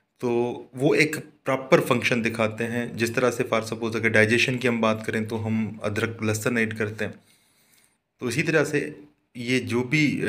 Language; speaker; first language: Urdu; non-native, local second language; Sindhi